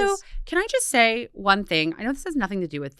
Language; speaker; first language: English; native; English